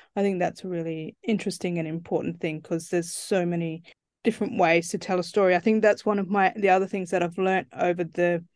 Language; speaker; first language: English; native; English